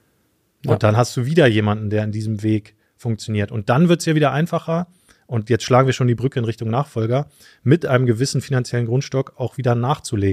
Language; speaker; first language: German; native; German